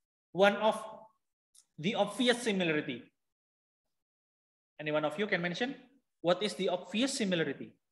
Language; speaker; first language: English; non-native, fluent; Indonesian